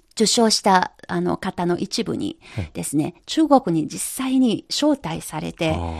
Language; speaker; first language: Japanese; non-native, fluent; Chinese